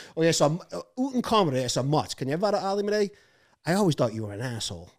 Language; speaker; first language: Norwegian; non-native, fluent; English